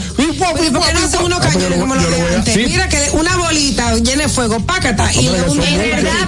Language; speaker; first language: Spanish; native; Spanish